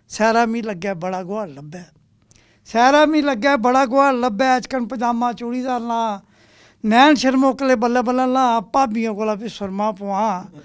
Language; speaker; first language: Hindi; non-native, local second language; Dogri